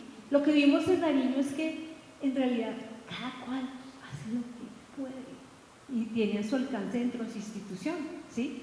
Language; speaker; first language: Spanish; native; Spanish